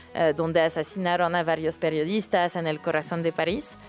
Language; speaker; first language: Spanish; non-native, fluent; French